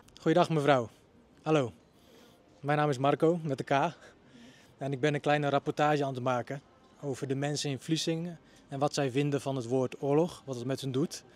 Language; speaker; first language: Dutch; early bilingual, other home language; Bosnian